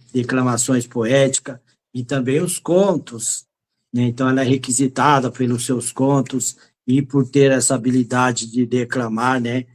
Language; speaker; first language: Portuguese; native; Portuguese